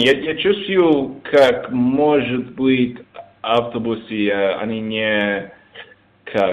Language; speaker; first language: Russian; non-native, learner; English